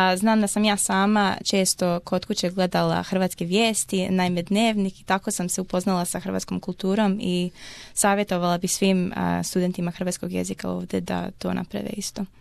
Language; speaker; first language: Croatian; early bilingual, heritage; Croatian